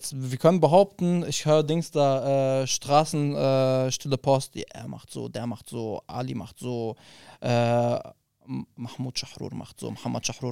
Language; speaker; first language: German; early bilingual, other home language; Arabic